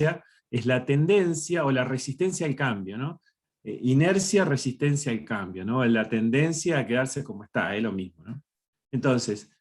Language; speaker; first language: Spanish; native; Spanish